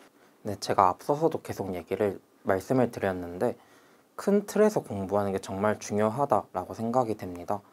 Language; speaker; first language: Korean; native; Korean